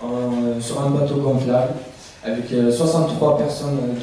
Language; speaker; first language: French; non-native, fluent; Arabic